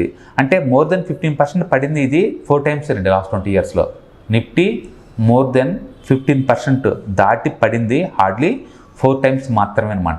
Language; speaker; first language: Telugu; native; Telugu